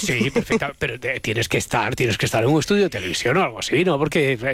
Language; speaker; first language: Spanish; native; Spanish